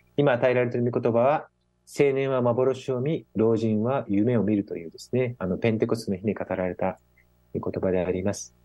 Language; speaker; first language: Japanese; native; Japanese